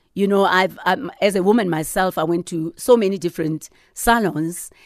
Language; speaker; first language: English; non-native, local second language; Southern Sotho